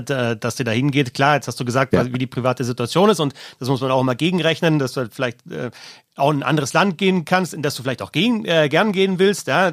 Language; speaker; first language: German; native; German